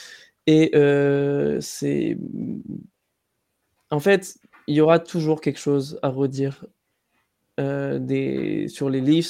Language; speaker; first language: French; native; French